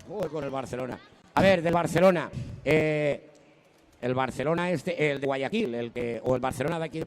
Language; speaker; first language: Spanish; native; Spanish